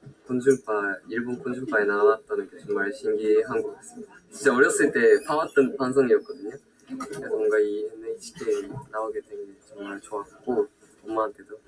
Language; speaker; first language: Korean; non-native, fluent; Japanese